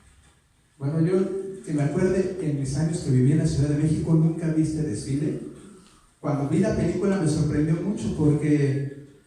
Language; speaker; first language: Spanish; native; Spanish